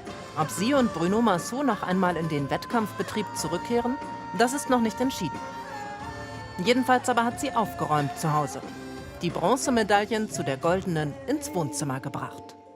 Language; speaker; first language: German; native; German